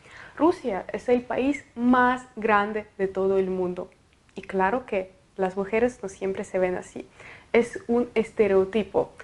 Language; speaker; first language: Spanish; non-native, fluent; Russian